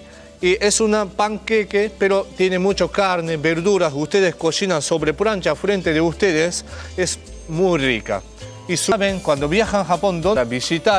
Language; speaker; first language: Spanish; non-native, learner; Japanese